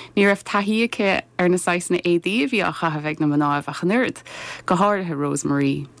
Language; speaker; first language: Irish; native; Irish